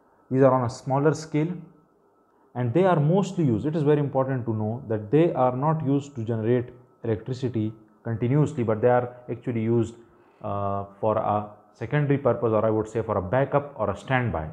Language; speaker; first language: English; non-native, local second language; Urdu